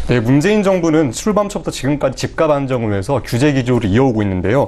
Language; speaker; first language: Korean; native; Korean